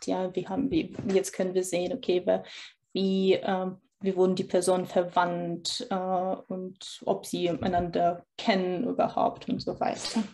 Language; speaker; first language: German; non-native, fluent; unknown